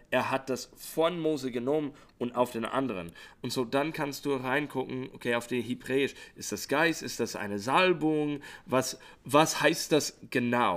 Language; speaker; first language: German; non-native, fluent; English